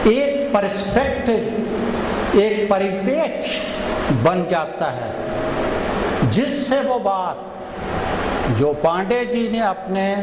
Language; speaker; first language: Hindi; non-native, local second language; Punjabi